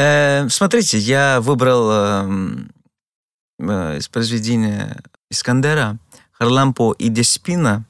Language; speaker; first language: Russian; non-native, fluent; Greek